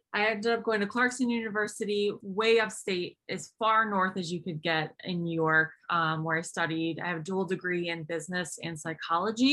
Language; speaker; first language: English; native; English